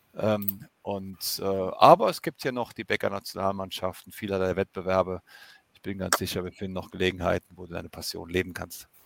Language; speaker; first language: German; native; German